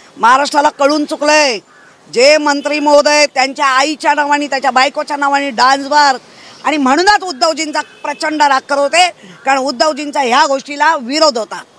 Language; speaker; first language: Marathi; native; Marathi